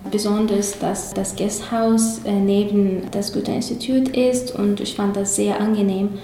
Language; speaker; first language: German; non-native, learner; Arabic